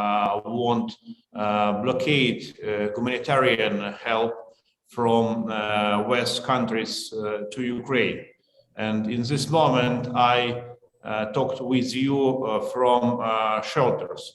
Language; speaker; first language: English; non-native, learner; Ukrainian